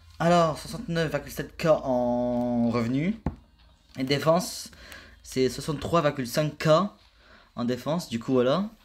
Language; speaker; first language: French; native; French